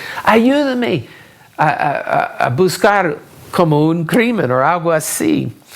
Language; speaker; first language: Spanish; non-native, fluent; English